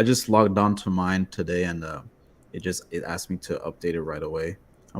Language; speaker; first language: English; native; English